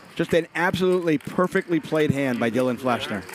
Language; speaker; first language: English; native; English